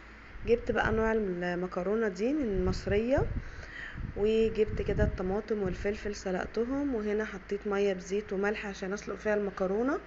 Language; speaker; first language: Arabic; native; Arabic